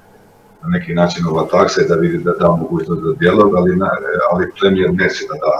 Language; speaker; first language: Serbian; non-native, local second language; Albanian